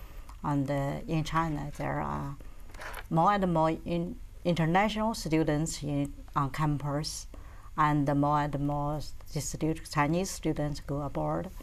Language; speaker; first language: English; non-native, learner; Chinese